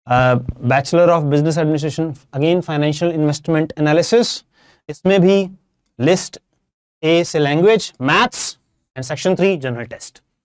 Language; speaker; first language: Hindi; non-native, local second language; Punjabi